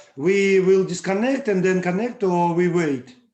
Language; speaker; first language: English; non-native, learner; Russian